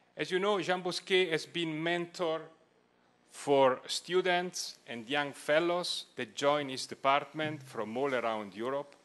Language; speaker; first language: English; non-native, fluent; Italian